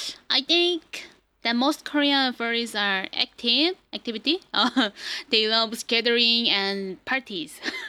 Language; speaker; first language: English; non-native, learner; Korean